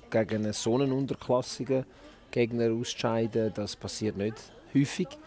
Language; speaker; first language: German; early bilingual, other home language; Italian